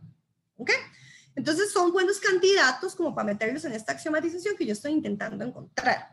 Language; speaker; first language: Spanish; native; Spanish